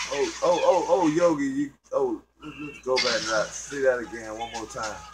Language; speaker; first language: English; native; English